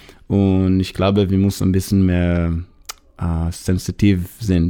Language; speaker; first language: German; non-native, fluent; Hebrew